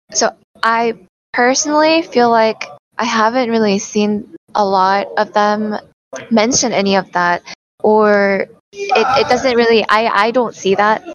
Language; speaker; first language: English; non-native, fluent; Korean